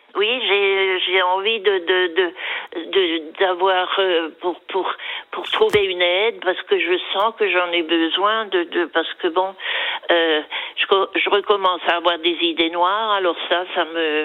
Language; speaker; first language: French; native; French